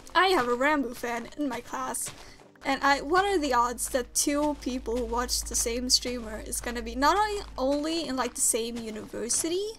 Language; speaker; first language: English; non-native, fluent; Swedish